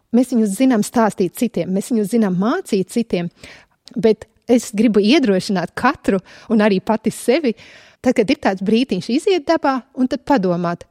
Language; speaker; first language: Latvian; native; Latvian